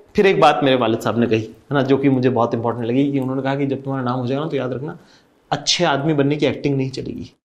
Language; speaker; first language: Hindi; native; Hindi